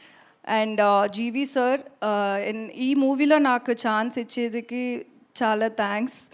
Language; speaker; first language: Telugu; non-native, learner; Tamil